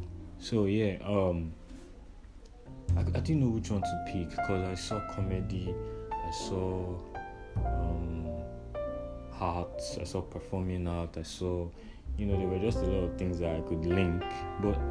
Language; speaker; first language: English; non-native, local second language; Yoruba